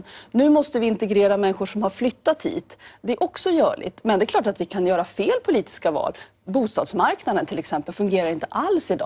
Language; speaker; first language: Swedish; native; Swedish